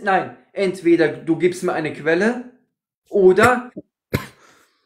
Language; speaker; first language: German; native; German